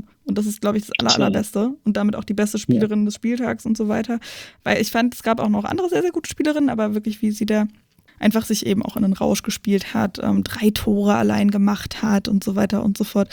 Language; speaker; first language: German; native; German